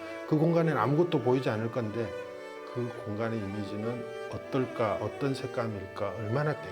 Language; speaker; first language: Korean; native; Korean